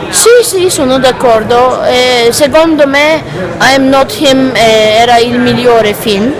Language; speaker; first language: Italian; non-native, fluent; Turkish